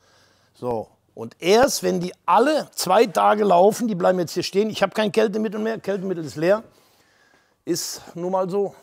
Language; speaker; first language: German; native; German